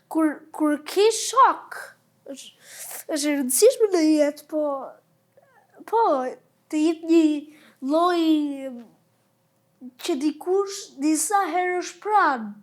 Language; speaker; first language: Albanian; early bilingual, heritage; Albanian